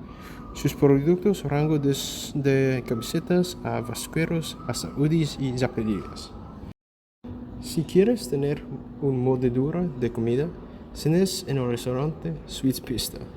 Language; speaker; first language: Spanish; non-native, learner; English